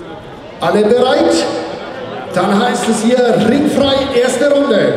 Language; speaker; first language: German; native; German